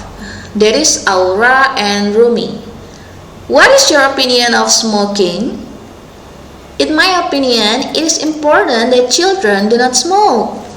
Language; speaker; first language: English; non-native, local second language; Indonesian